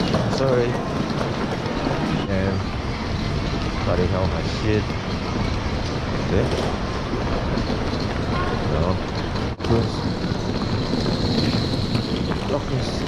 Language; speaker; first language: English; non-native, local second language; Chinese